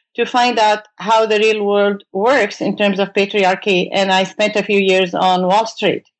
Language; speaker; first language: English; non-native, fluent; Arabic